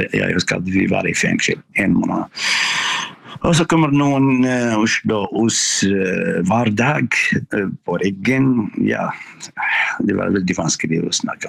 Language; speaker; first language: Norwegian; non-native, learner; Arabic